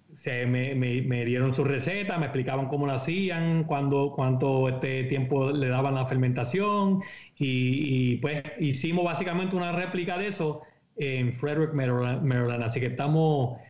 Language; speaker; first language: Spanish; native; Spanish